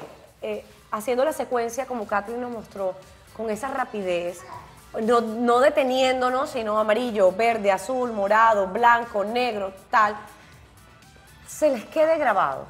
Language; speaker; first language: Spanish; native; Spanish